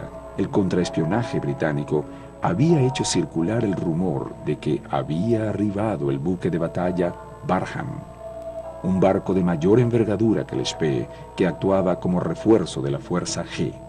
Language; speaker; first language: Spanish; native; Spanish